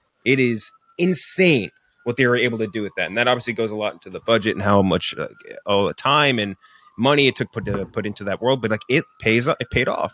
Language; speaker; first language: English; native; English